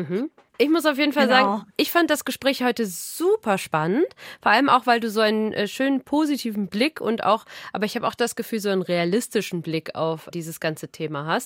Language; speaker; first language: German; native; German